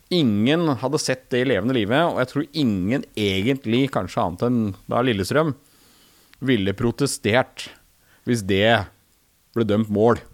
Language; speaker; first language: Norwegian; native; Norwegian